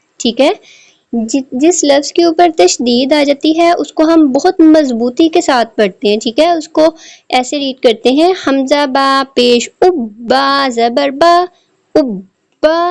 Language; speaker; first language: Urdu; native; Urdu